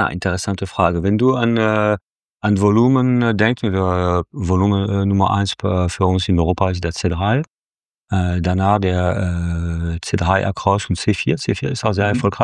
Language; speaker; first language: German; non-native, fluent; French